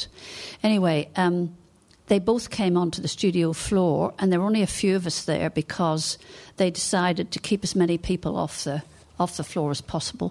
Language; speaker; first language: English; native; English